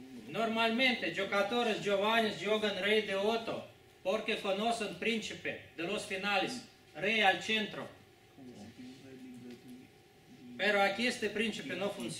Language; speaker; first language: Italian; non-native, learner; Spanish